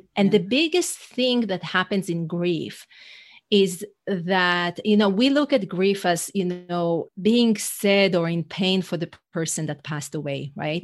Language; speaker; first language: English; non-native, fluent; Hebrew